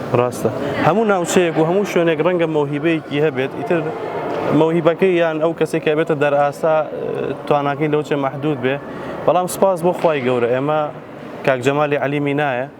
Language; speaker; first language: Central Kurdish; native; Central Kurdish